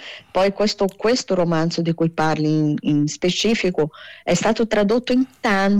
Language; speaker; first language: Italian; non-native, fluent; Portuguese